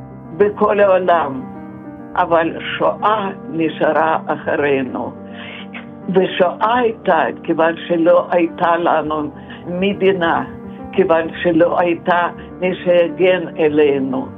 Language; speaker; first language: Hebrew; non-native, fluent; Russian